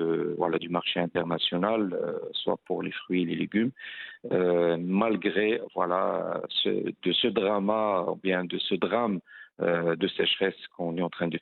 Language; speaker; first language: French; non-native, local second language; Arabic